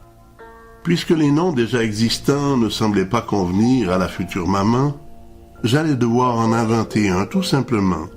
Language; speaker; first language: French; native; French